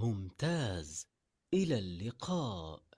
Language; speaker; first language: Arabic; non-native, learner; Urdu